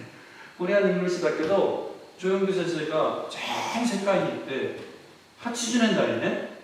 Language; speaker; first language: Japanese; non-native, fluent; Korean